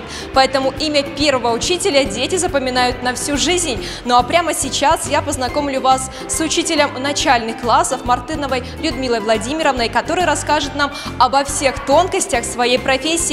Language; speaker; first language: Russian; native; Russian